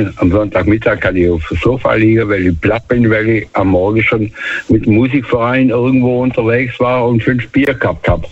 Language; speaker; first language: German; native; German